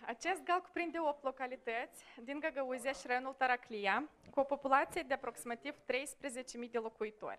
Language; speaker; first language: Romanian; native; Romanian